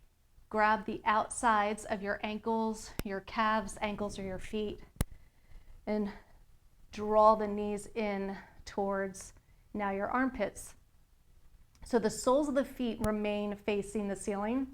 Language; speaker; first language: English; native; English